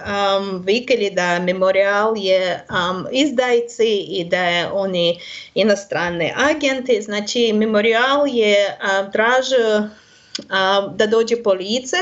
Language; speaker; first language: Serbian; non-native, learner; Russian